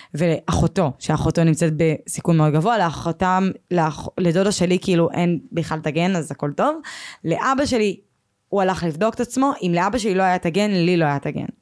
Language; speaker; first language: Hebrew; native; Hebrew